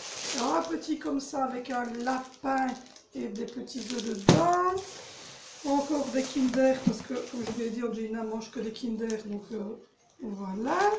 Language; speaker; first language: French; native; French